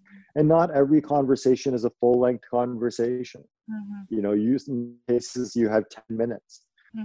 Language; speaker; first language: English; native; English